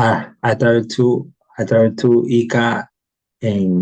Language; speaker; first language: English; non-native, learner; Spanish